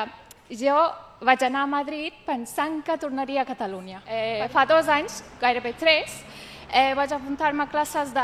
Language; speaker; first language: Catalan; non-native, fluent; Turkish